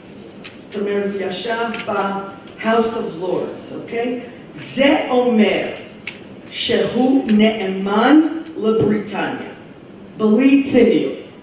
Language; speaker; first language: Hebrew; non-native, fluent; English